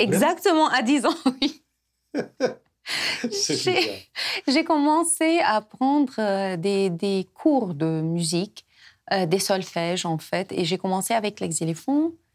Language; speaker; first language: French; non-native, fluent; Arabic